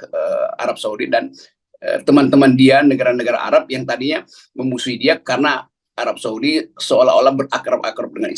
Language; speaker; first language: Indonesian; native; Indonesian